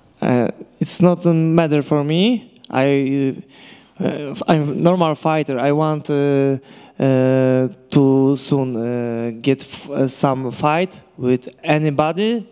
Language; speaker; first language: English; non-native, learner; Polish